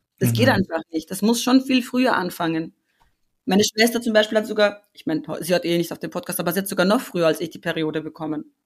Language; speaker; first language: German; early bilingual, other home language; Albanian